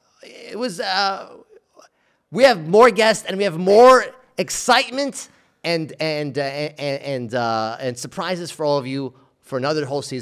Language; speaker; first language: English; native; English